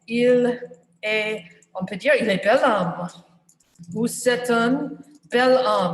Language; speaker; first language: French; non-native, fluent; English